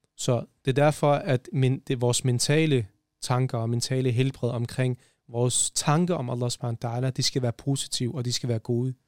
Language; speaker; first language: Danish; early bilingual, other home language; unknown